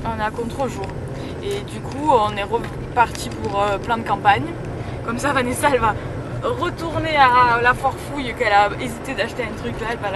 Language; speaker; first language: French; native; French